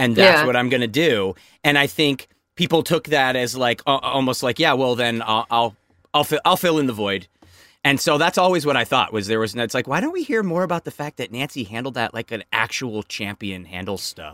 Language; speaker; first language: English; native; English